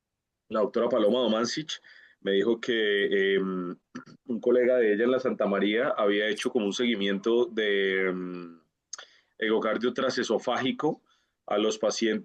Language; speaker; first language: Spanish; native; Spanish